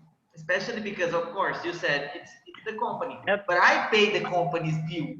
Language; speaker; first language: English; non-native, fluent; Portuguese